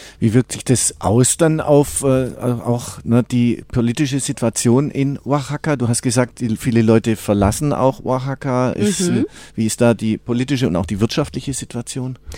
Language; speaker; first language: German; native; German